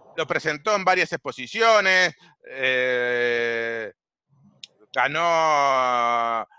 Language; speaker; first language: Spanish; native; Spanish